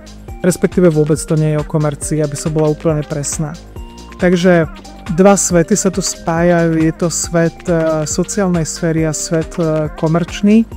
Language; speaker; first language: Slovak; native; Slovak